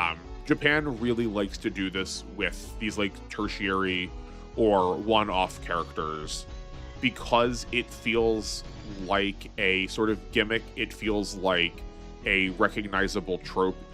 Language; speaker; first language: English; native; English